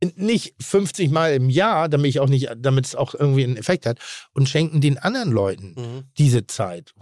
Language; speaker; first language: German; native; German